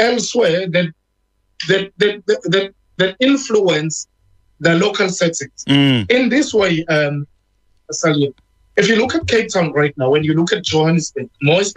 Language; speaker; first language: English; non-native, local second language; Zulu